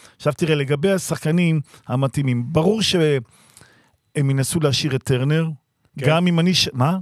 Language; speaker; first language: Hebrew; native; Hebrew